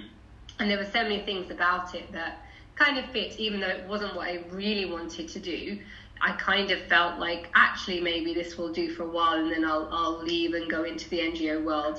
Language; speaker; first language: English; native; English